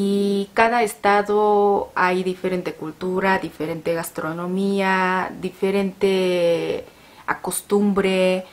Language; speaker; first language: Spanish; non-native, learner; Korean